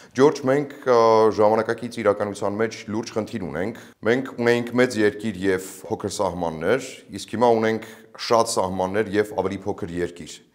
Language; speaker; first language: Armenian; native; Armenian